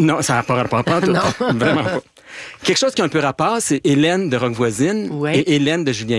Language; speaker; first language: French; native; French